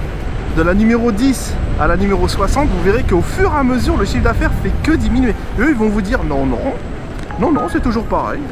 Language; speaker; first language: French; native; French